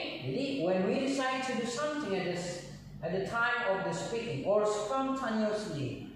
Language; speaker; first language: English; non-native, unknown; Indonesian